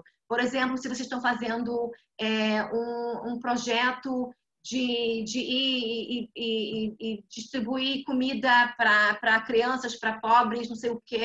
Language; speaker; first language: Portuguese; non-native, fluent; Hebrew